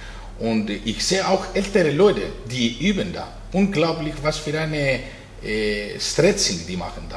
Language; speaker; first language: German; non-native, fluent; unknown